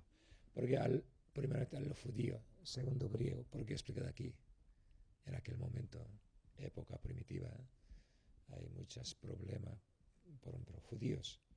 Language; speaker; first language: Spanish; non-native, learner; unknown